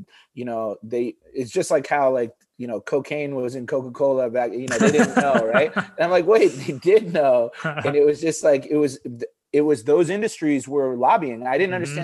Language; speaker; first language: English; early bilingual, other home language; Arabic